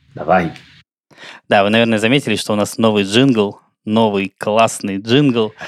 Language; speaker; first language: Russian; native; Russian